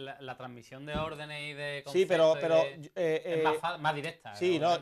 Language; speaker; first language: Spanish; native; Spanish